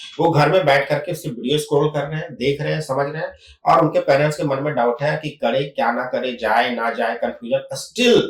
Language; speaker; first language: Hindi; native; Hindi